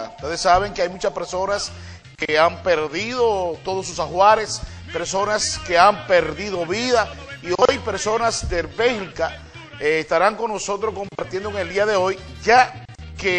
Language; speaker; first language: Spanish; native; Spanish